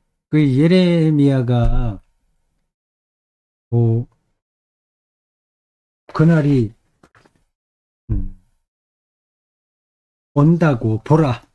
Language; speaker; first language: Korean; native; Korean